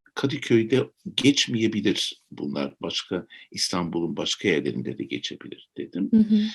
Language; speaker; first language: Turkish; native; Turkish